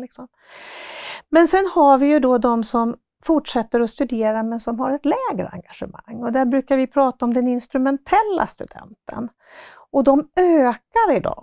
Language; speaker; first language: Swedish; native; Swedish